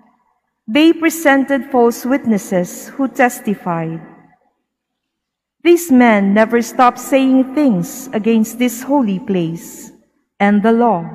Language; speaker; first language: English; non-native, local second language; Filipino